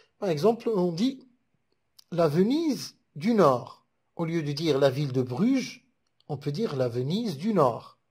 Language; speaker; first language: French; non-native, local second language; Arabic